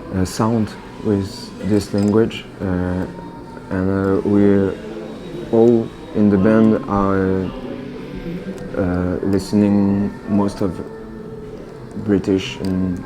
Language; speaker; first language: English; non-native, learner; French